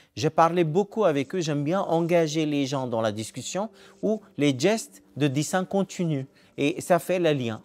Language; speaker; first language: French; non-native, fluent; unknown